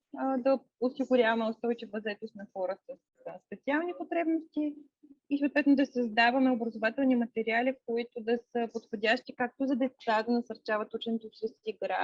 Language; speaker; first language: Bulgarian; native; Bulgarian